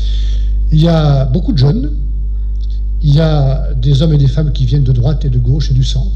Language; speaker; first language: French; native; French